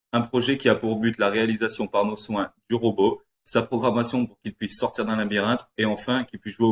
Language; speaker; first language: French; native; French